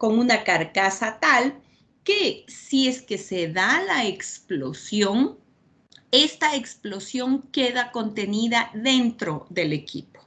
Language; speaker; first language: Spanish; native; Spanish